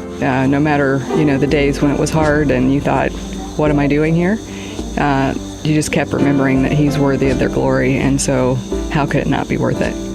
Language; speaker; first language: English; native; English